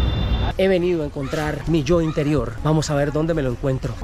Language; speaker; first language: Spanish; native; Spanish